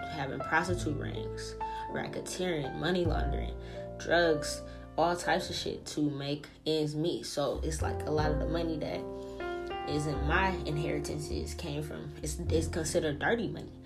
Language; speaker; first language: English; early bilingual, other home language; Italian